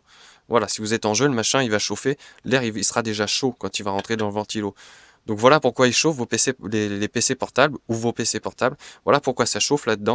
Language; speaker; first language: French; native; French